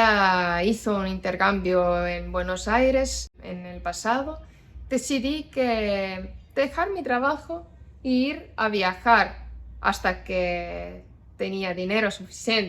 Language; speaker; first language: Spanish; non-native, fluent; Estonian